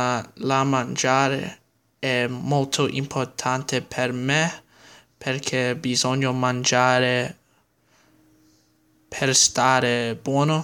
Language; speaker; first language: Italian; non-native, learner; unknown